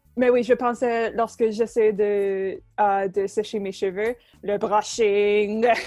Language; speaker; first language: French; native; French